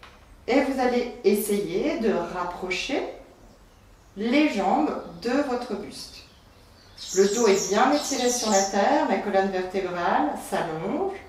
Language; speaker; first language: French; native; French